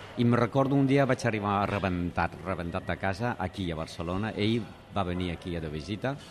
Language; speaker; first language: Catalan; non-native, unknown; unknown